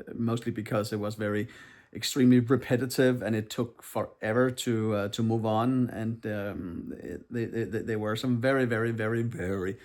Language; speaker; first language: English; non-native, fluent; Danish